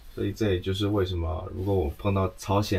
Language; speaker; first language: Chinese; non-native, fluent; Korean